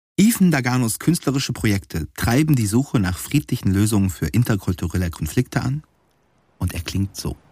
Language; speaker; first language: German; native; German